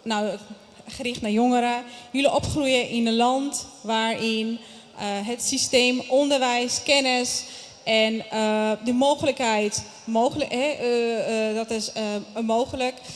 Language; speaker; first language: Dutch; non-native, fluent; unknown